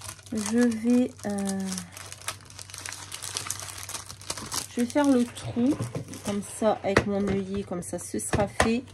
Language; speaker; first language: French; native; French